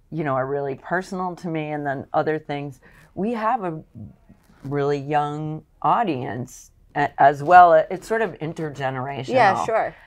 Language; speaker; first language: English; native; English